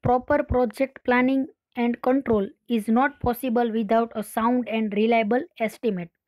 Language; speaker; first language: English; non-native, local second language; Gujarati